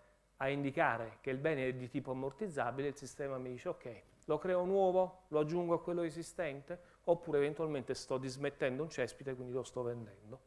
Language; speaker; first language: Italian; native; Italian